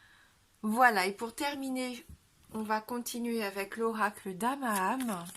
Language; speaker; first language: French; native; French